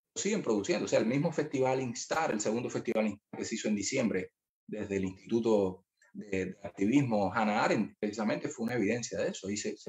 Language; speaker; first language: Spanish; native; Spanish